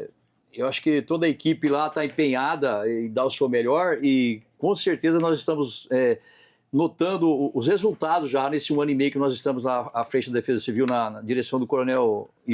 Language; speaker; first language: Portuguese; native; Portuguese